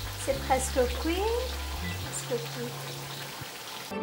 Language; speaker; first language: French; non-native, learner; Malagasy